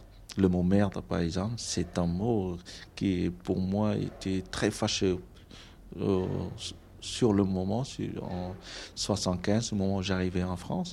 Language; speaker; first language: French; non-native, local second language; Khmer